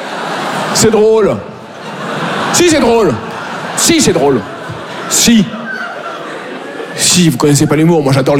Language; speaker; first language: French; native; French